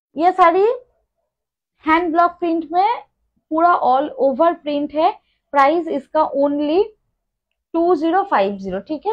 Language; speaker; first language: Hindi; non-native, local second language; Bangla